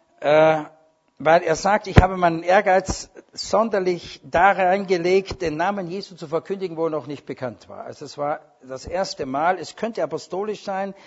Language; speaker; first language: German; native; German